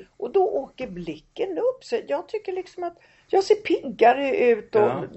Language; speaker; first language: Swedish; early bilingual, other home language; Italian